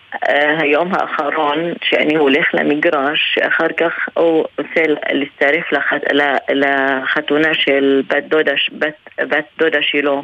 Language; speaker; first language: Hebrew; non-native, local second language; Arabic